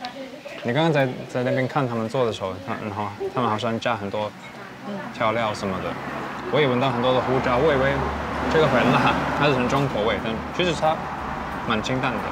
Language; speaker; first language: Chinese; early bilingual, heritage; Chinese